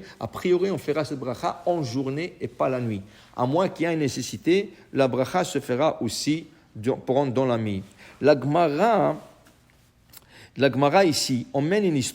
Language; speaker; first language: French; native; French